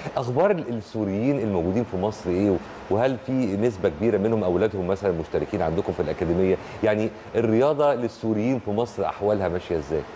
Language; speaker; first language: Arabic; native; Arabic